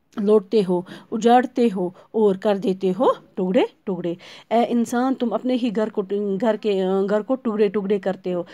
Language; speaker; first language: Urdu; non-native, local second language; Kashmiri